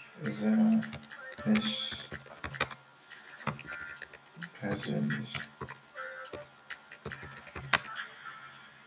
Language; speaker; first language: German; non-native, fluent; French